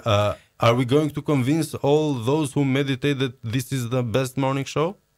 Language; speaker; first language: English; non-native, fluent; Albanian